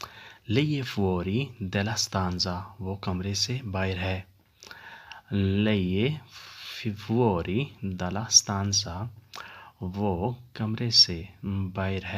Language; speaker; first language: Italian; non-native, learner; Urdu